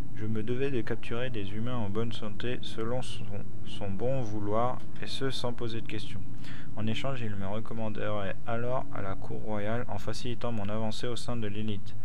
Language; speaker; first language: French; native; French